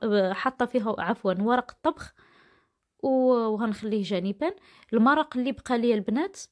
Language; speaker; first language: Arabic; native; Arabic